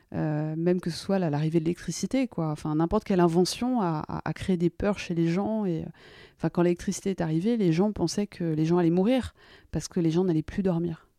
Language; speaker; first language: French; native; French